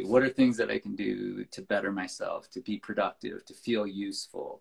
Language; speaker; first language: English; native; English